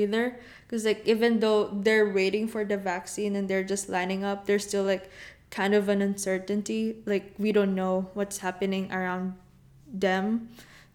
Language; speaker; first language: English; non-native, local second language; Filipino